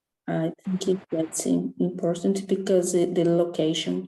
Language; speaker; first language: English; non-native, learner; Portuguese